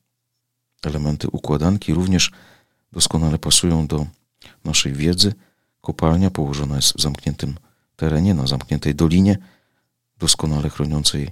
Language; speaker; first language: Polish; native; Polish